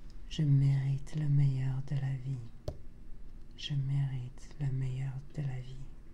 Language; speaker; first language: French; native; French